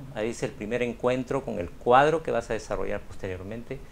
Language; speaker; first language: Spanish; native; Spanish